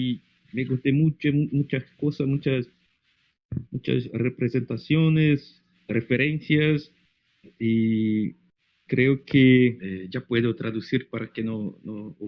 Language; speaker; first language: Spanish; non-native, learner; Portuguese